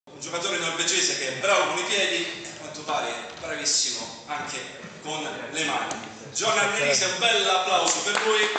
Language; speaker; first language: Italian; native; Italian